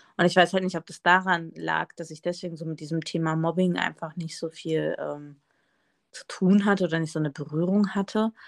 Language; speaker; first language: German; early bilingual, other home language; Spanish